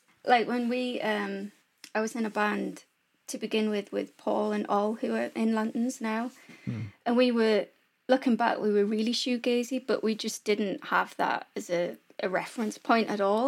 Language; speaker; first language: English; native; English